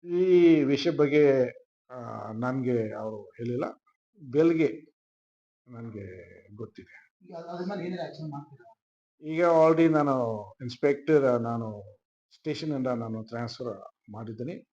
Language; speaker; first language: Kannada; non-native, fluent; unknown